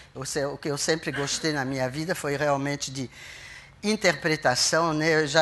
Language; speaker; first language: Portuguese; non-native, fluent; French